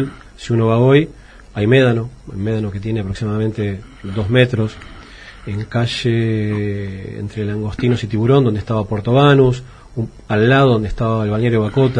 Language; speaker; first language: Spanish; native; Spanish